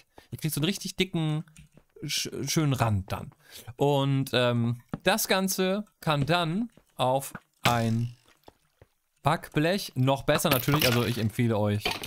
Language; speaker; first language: German; native; German